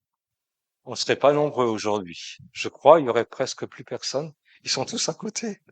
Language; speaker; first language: French; native; French